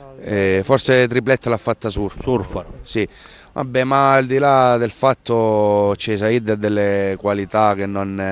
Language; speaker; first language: Italian; native; Italian